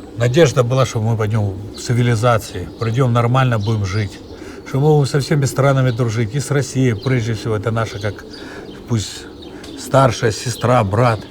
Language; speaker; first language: Russian; native; Russian